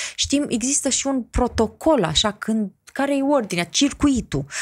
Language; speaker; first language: Romanian; native; Romanian